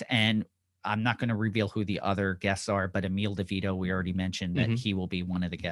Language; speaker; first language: English; native; English